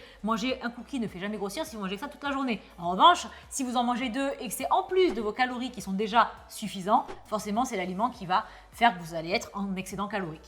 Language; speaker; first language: French; native; French